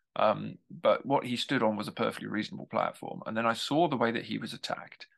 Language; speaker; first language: English; native; English